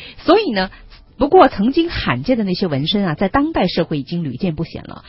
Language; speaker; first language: Chinese; native; Chinese